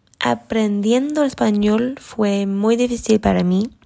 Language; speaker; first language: Spanish; non-native, learner; English